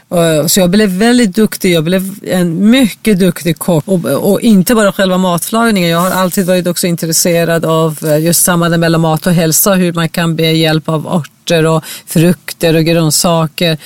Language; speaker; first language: Swedish; non-native, fluent; Persian